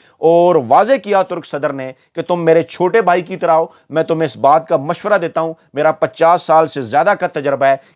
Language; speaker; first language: Urdu; native; Urdu